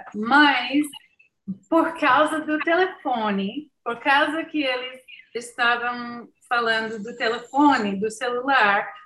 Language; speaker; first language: Portuguese; non-native, learner; English